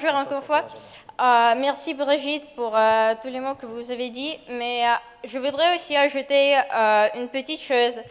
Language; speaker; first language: French; non-native, fluent; Ukrainian